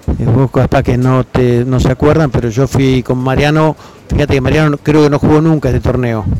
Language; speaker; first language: Spanish; native; Spanish